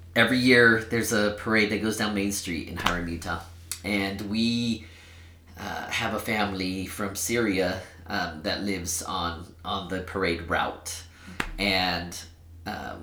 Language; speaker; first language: English; early bilingual, other home language; Spanish